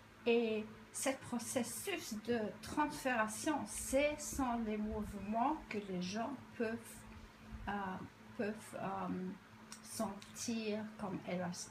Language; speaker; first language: French; non-native, fluent; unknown